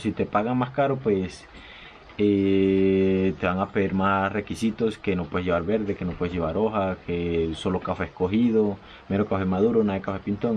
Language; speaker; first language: Spanish; native; Spanish